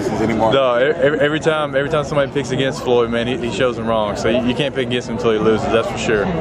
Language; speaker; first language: English; native; English